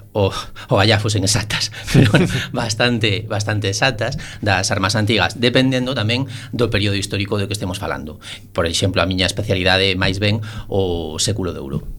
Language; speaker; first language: Galician; non-native, local second language; Spanish